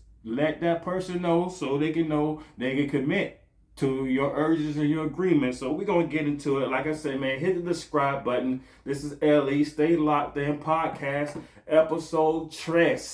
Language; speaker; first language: English; native; English